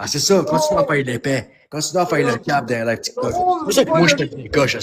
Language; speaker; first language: French; native; French